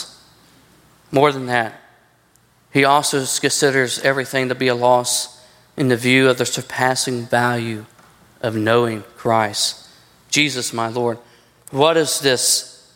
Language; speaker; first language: English; native; English